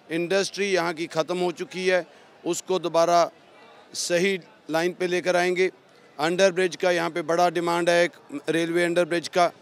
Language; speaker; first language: Hindi; non-native, local second language; Punjabi